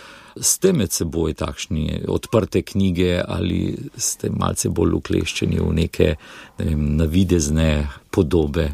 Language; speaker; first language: Slovenian; native; Slovenian